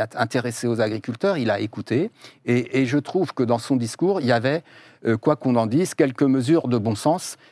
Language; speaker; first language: French; native; French